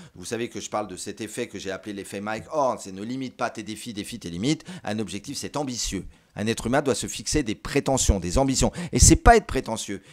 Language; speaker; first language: French; native; French